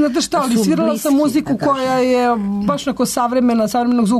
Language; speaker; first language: Serbian; native; Serbian